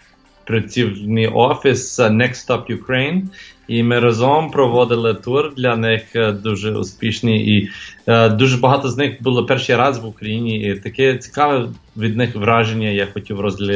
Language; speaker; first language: Ukrainian; early bilingual, heritage; English